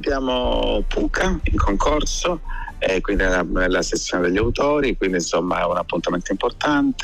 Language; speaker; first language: Italian; native; Italian